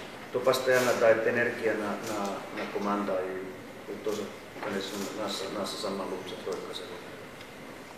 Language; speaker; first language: Russian; non-native, learner; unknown